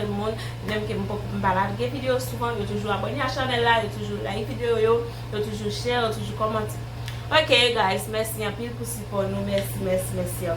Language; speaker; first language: French; non-native, learner; Haitian Creole